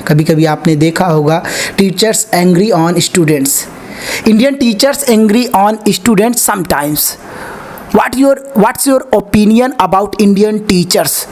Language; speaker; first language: Hindi; native; Hindi